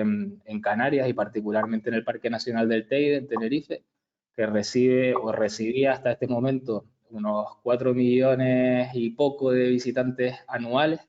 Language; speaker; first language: Spanish; native; Spanish